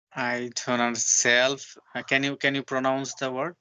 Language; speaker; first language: English; non-native, learner; Bangla